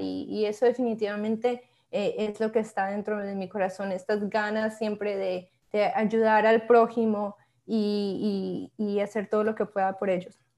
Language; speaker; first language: Spanish; early bilingual, heritage; Spanish